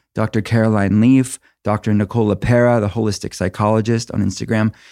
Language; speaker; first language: English; native; English